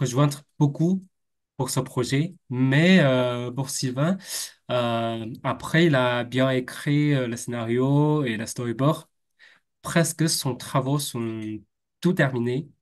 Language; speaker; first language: French; non-native, fluent; Chinese